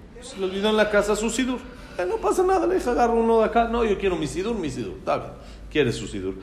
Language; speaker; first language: Spanish; native; Spanish